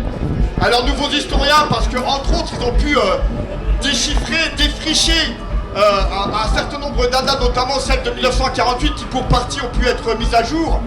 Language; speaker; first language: French; native; French